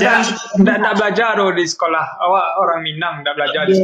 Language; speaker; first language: Indonesian; early bilingual, heritage; Indonesian